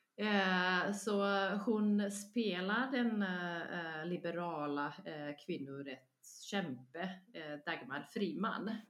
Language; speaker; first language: Swedish; non-native, fluent; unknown